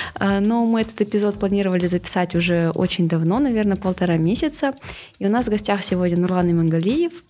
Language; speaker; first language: Russian; non-native, local second language; Kazakh